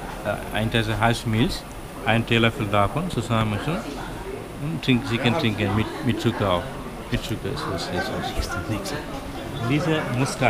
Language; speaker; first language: German; non-native, learner; Sinhala